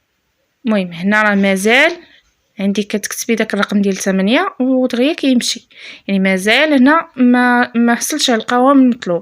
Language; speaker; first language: Arabic; native; Arabic